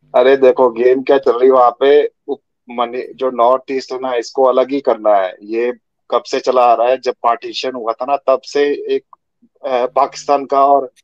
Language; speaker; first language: Hindi; native; Hindi